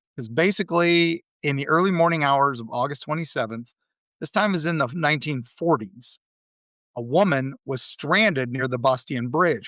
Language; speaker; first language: English; native; English